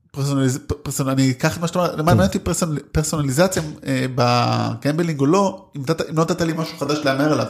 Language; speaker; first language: Hebrew; native; Hebrew